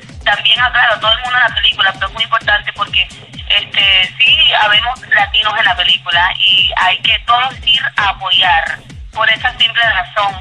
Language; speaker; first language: Spanish; early bilingual, heritage; Spanish